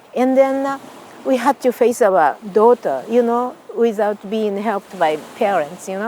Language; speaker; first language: English; non-native, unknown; Japanese